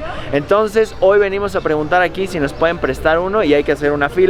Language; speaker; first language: Spanish; native; Spanish